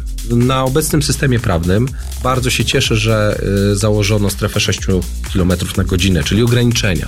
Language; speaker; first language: Polish; native; Polish